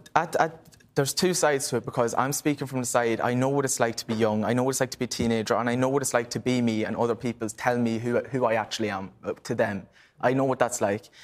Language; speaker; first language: English; native; English